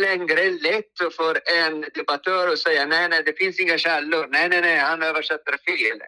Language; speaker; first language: Swedish; non-native, fluent; Arabic